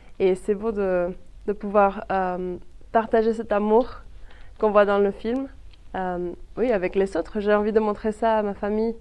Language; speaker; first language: French; non-native, fluent; Spanish